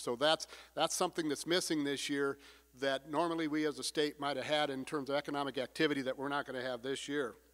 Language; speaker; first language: English; native; English